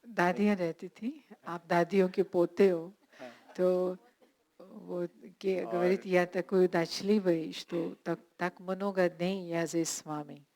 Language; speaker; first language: Russian; non-native, learner; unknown